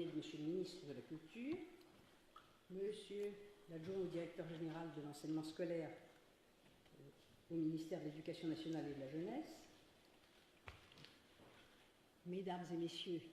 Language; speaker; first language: French; native; French